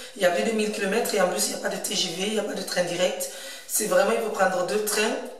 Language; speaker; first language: French; early bilingual, other home language; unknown